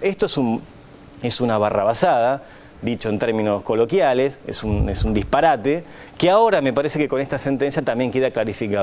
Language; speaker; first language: Spanish; native; Spanish